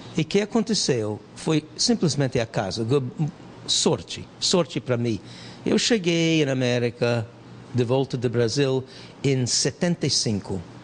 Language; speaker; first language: Portuguese; non-native, fluent; English